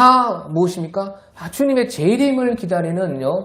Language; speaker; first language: Korean; native; Korean